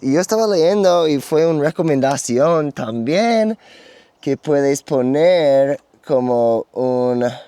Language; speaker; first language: Spanish; non-native, learner; English